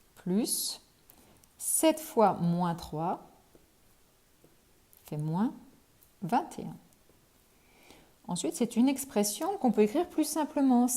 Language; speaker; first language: French; native; French